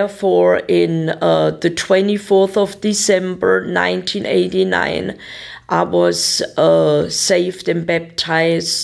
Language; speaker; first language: English; non-native, fluent; German